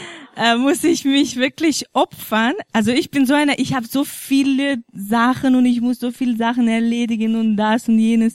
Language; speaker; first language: German; non-native, fluent; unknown